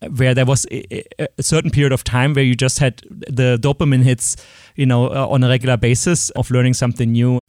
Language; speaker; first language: English; non-native, fluent; German